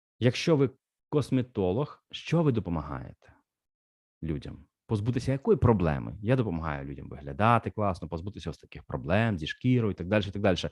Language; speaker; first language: Ukrainian; non-native, local second language; Russian